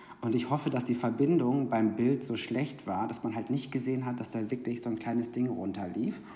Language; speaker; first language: German; native; German